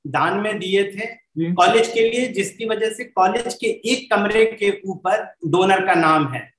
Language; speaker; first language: Hindi; native; Hindi